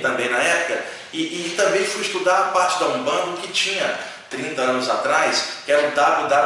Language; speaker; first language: Portuguese; native; Portuguese